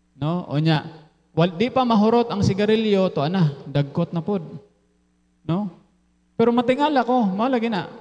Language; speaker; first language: Cebuano; non-native, local second language; Filipino